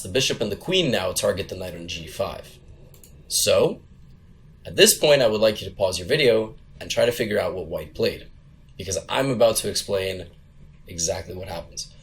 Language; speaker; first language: English; native; English